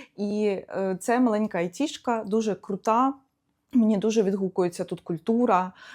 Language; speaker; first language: Ukrainian; non-native, local second language; Russian